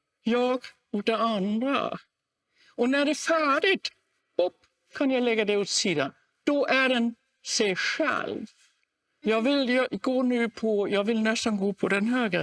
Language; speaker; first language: Swedish; non-native, fluent; German